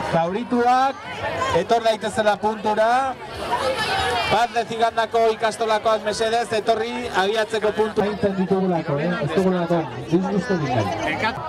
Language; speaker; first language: Basque; native; Basque